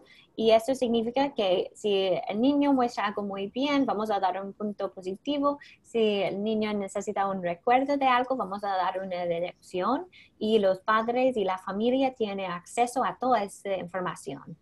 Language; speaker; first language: Spanish; non-native, fluent; English